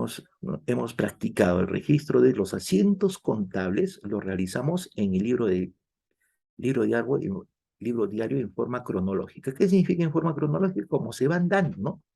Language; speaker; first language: Spanish; native; Spanish